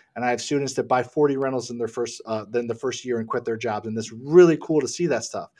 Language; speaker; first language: English; native; English